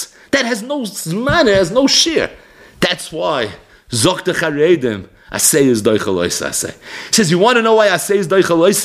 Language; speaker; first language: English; native; English